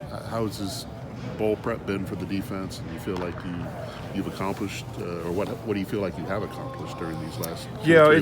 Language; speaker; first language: English; native; English